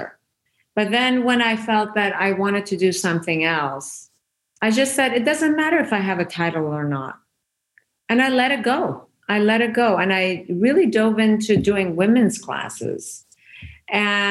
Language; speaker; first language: English; non-native, fluent; Persian